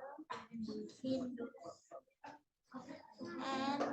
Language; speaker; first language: English; non-native, learner; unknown